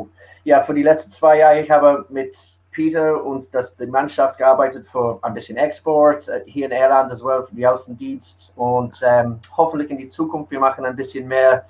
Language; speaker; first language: German; early bilingual, heritage; English